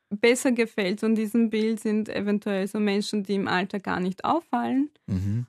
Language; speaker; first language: German; non-native, fluent; Serbian